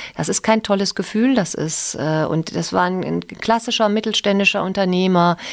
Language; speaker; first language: German; native; German